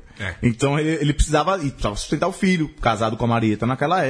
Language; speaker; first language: Portuguese; native; Portuguese